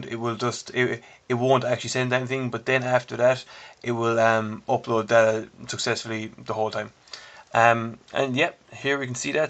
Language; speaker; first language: English; native; English